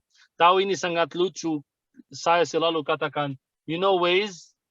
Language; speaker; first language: Indonesian; non-native, fluent; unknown